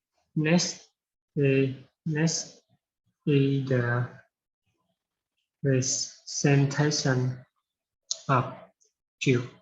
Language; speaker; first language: English; non-native, learner; Vietnamese